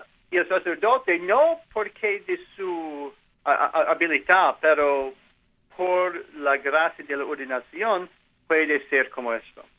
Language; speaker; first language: Spanish; non-native, learner; English